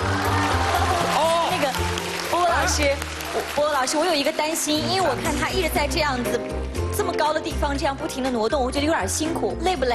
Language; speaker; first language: Chinese; native; Chinese